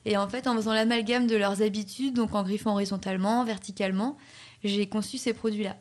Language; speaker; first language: French; native; French